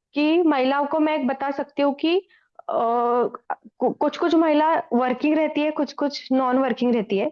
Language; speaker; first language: Hindi; non-native, local second language; Marathi